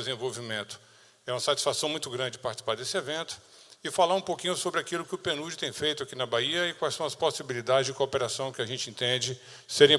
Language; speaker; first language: Portuguese; native; Portuguese